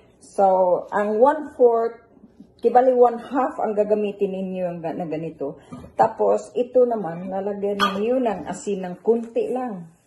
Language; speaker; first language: Filipino; non-native, local second language; Cebuano